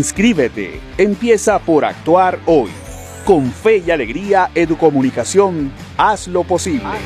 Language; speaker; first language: Spanish; native; Spanish